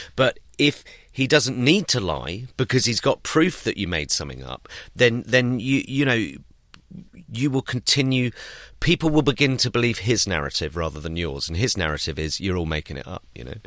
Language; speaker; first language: English; native; English